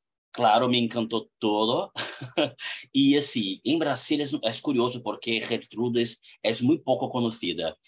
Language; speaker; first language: Spanish; non-native, fluent; Portuguese